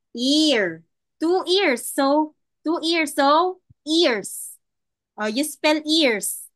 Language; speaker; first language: English; non-native, local second language; Filipino